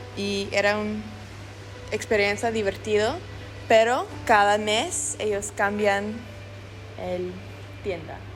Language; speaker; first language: Spanish; non-native, learner; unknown